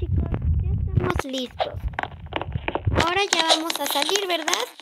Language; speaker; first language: Spanish; native; Spanish